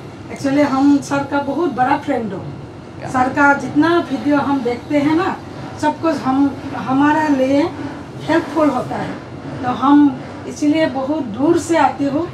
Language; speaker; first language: Hindi; non-native, local second language; Assamese